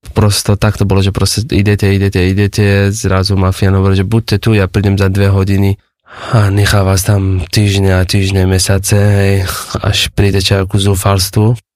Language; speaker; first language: Slovak; non-native, fluent; Persian